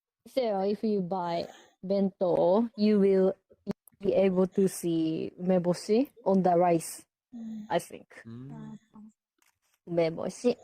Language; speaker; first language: English; non-native, learner; Japanese